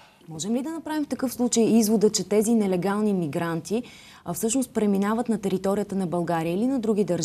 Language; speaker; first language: Bulgarian; native; Bulgarian